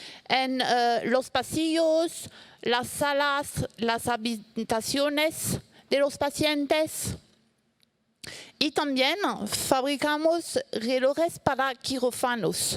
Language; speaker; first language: Spanish; non-native, fluent; French